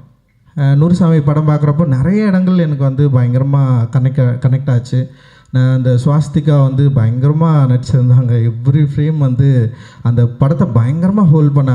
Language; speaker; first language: Tamil; native; Tamil